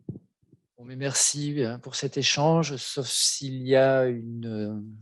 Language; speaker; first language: French; native; French